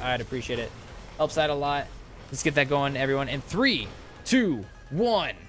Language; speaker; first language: English; native; English